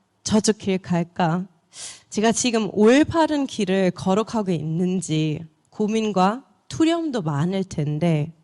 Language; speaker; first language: Korean; non-native, fluent; German